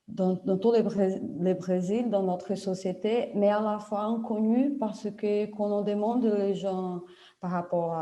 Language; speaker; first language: French; non-native, fluent; Portuguese